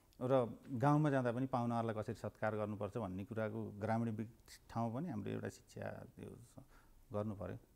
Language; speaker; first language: Nepali; native; Nepali